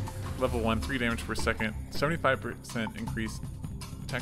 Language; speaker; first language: English; native; English